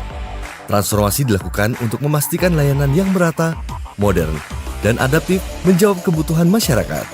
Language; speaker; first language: Indonesian; native; Indonesian